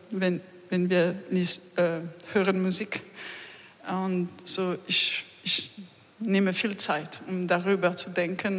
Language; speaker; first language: German; non-native, learner; French